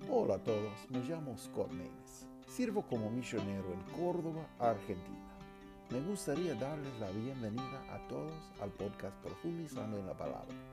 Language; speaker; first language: Spanish; non-native, fluent; English